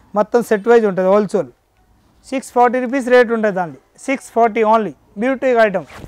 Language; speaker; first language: Telugu; native; Telugu